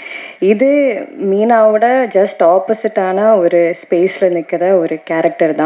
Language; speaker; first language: Tamil; non-native, learner; Malayalam